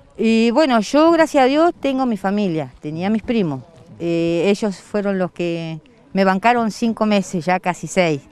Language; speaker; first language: Spanish; native; Spanish